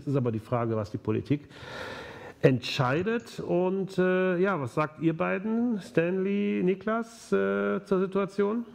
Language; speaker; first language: German; native; German